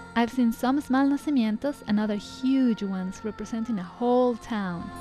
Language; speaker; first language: English; non-native, fluent; Spanish